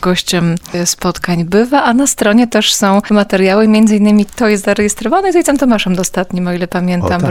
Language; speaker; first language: Polish; native; Polish